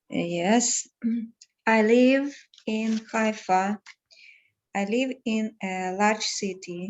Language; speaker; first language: English; non-native, learner; Russian